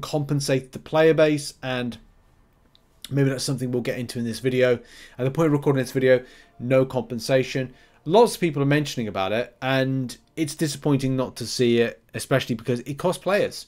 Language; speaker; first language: English; native; English